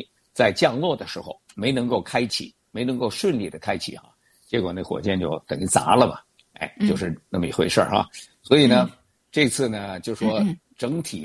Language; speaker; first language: Chinese; native; Chinese